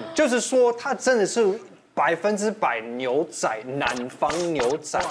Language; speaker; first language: Chinese; non-native, fluent; English